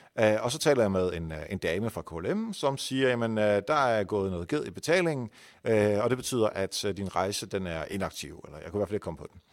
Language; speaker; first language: Danish; non-native, fluent; Dutch